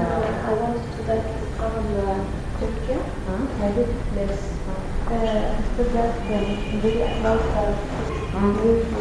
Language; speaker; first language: English; non-native, learner; Arabic